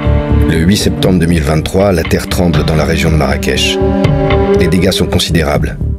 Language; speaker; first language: French; native; French